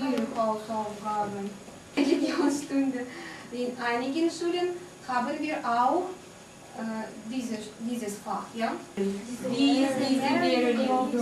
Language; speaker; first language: German; non-native, fluent; Russian